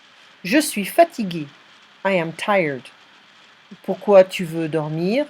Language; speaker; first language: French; non-native, fluent; English